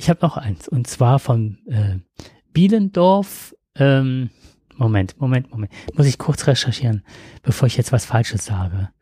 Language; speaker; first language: German; native; German